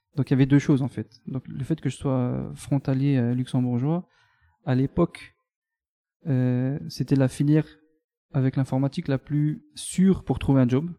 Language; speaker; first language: French; native; French